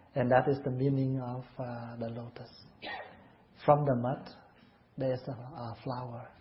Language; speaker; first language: English; non-native, fluent; Vietnamese